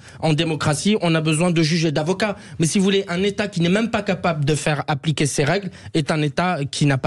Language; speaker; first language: French; native; French